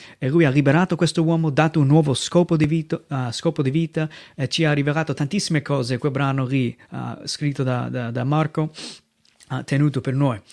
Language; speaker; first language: Italian; non-native, fluent; English